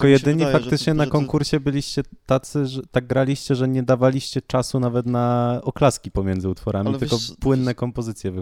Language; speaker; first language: Polish; native; Polish